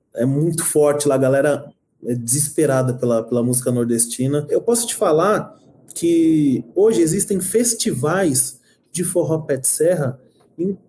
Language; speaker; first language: Portuguese; native; Portuguese